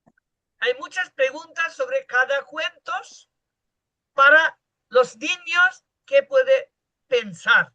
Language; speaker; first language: Spanish; non-native, fluent; Bangla